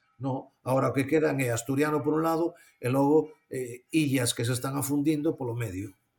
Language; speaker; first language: Galician; native; Galician